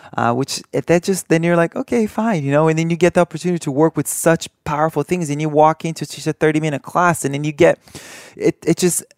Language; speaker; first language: English; early bilingual, other home language; Portuguese